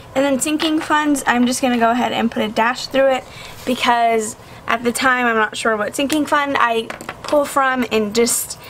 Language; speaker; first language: English; native; English